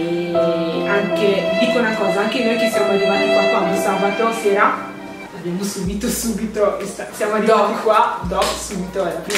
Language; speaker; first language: Italian; early bilingual, other home language; English